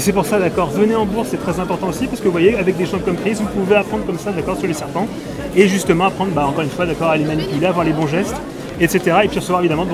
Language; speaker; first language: French; native; French